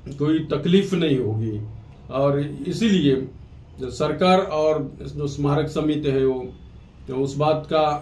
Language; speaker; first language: Hindi; non-native, local second language; Marathi